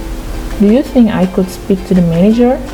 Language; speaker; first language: English; non-native, fluent; Indonesian